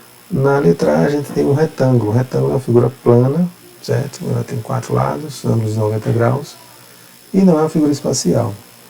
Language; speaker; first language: Portuguese; native; Portuguese